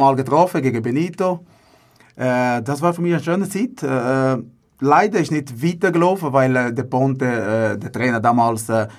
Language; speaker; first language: German; non-native, fluent; Portuguese